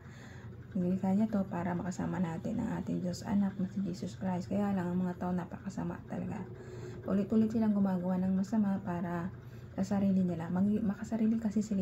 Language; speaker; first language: Filipino; native; Filipino